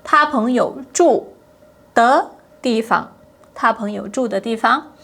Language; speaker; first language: Chinese; non-native, fluent; Portuguese